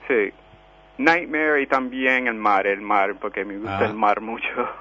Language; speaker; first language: Spanish; early bilingual, heritage; Spanish